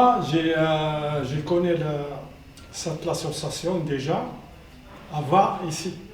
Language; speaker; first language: French; non-native, learner; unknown